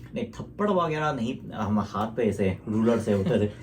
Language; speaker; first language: Hindi; non-native, fluent; Korean